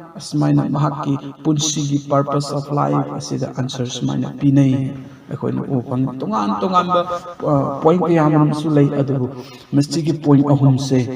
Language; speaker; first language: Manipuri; non-native, local second language; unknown